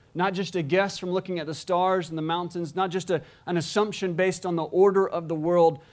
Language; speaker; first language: English; native; English